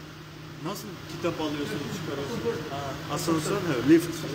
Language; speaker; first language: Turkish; non-native, learner; Urdu